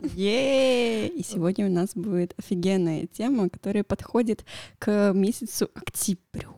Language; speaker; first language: Russian; non-native, fluent; Spanish